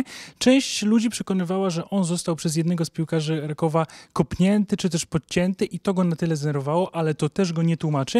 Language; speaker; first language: Polish; native; Polish